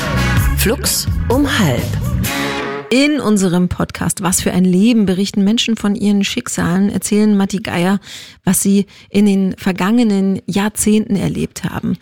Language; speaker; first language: German; native; German